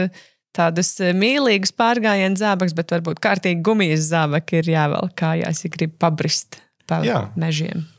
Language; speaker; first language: Latvian; native; Latvian